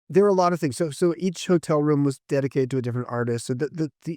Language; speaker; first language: English; native; English